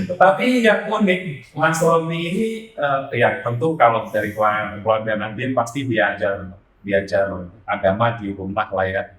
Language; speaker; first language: Indonesian; native; Indonesian